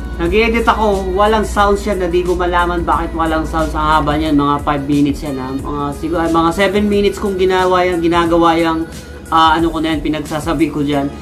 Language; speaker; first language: Filipino; native; Filipino